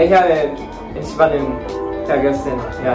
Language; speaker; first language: German; non-native, learner; Japanese